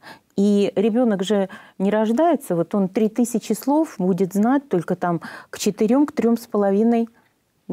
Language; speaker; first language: Russian; native; Russian